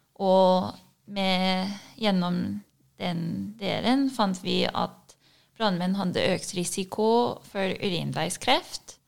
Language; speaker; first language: Norwegian; non-native, fluent; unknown